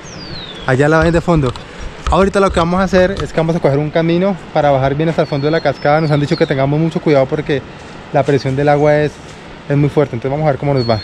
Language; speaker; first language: Spanish; native; Spanish